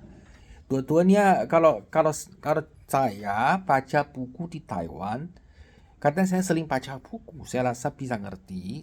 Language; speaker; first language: Indonesian; non-native, fluent; Chinese